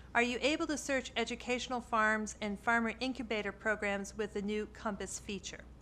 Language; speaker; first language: English; native; English